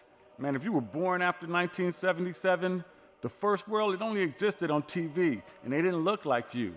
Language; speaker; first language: English; native; English